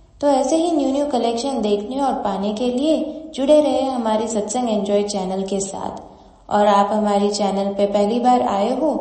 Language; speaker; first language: Hindi; non-native, local second language; Gujarati